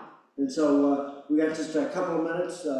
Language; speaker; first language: English; native; English